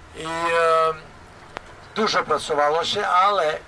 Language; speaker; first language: Polish; non-native, learner; Albanian